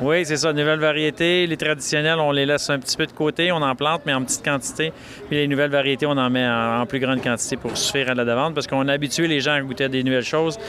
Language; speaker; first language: French; native; French